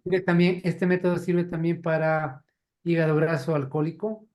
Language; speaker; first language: Spanish; native; Spanish